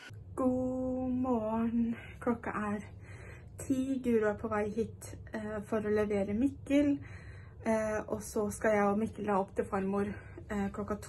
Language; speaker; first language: Norwegian; native; Norwegian